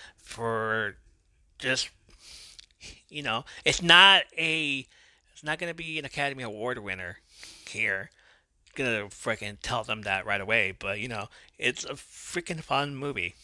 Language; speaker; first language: English; early bilingual, other home language; Spanish